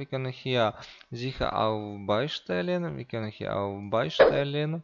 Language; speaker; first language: German; non-native, learner; Russian